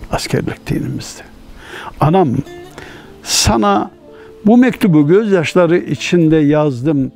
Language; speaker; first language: Turkish; native; Turkish